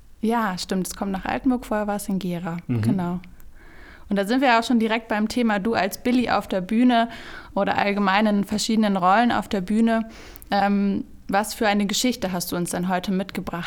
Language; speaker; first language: German; native; German